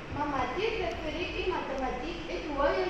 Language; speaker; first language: French; non-native, learner; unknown